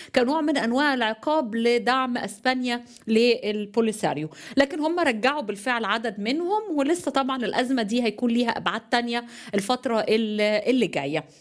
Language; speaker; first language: Arabic; native; Arabic